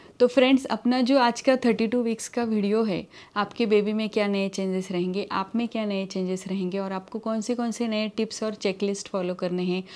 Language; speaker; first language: Hindi; non-native, local second language; Marathi